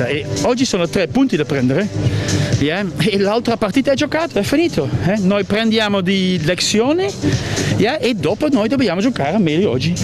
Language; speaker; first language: Italian; non-native, learner; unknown